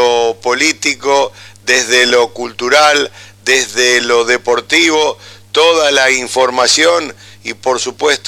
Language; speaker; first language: Spanish; native; Spanish